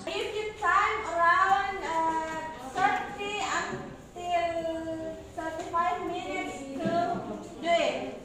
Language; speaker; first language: English; non-native, learner; Indonesian